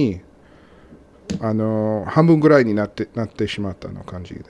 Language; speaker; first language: Japanese; non-native, learner; English